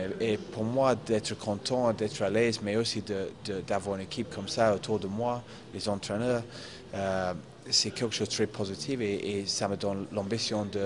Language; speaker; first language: French; non-native, fluent; English